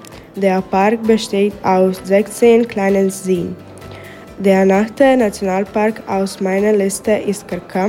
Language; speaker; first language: German; non-native, fluent; Croatian